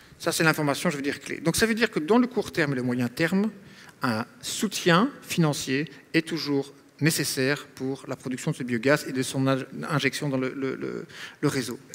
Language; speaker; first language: French; native; French